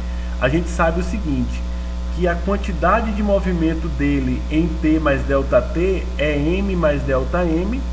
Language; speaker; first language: Portuguese; native; Portuguese